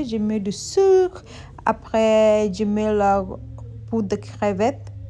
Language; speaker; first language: French; non-native, learner; Soninke